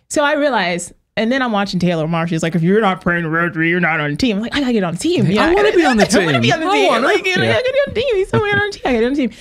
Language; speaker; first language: English; native; English